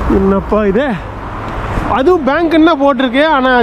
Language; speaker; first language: English; non-native, local second language; Tamil